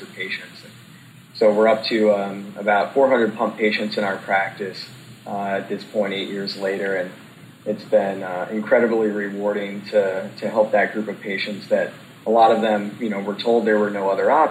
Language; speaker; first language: English; native; English